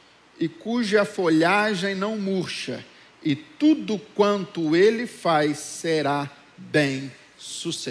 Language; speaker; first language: Portuguese; native; Portuguese